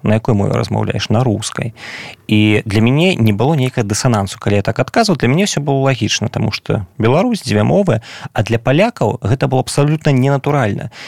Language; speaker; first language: Belarusian; non-native, local second language; Russian